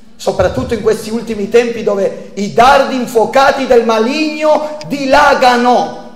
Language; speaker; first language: Italian; non-native, fluent; Spanish